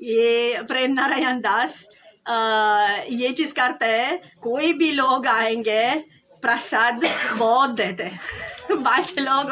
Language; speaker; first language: Hindi; non-native, learner; French